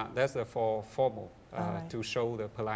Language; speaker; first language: English; non-native, learner; Vietnamese